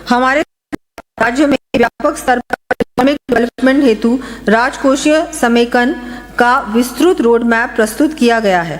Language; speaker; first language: Hindi; native; Hindi